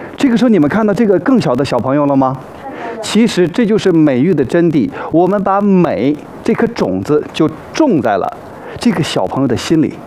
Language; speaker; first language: Chinese; native; Chinese